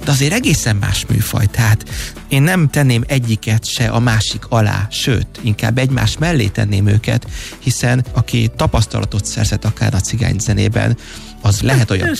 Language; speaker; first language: Hungarian; native; Hungarian